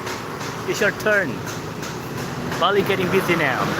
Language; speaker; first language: English; non-native, learner; Indonesian